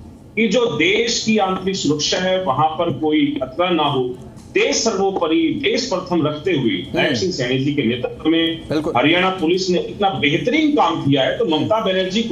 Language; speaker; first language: Hindi; native; Hindi